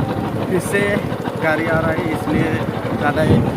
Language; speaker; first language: Hindi; non-native, local second language; Bodo